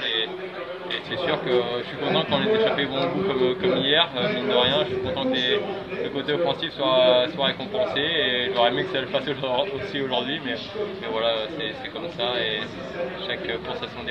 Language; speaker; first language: French; native; French